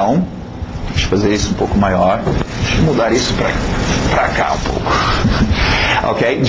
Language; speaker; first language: Portuguese; native; Portuguese